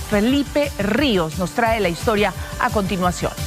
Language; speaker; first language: Spanish; native; Spanish